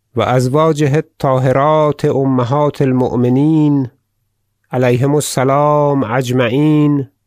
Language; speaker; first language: Arabic; non-native, fluent; Persian